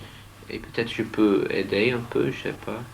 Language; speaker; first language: French; non-native, learner; English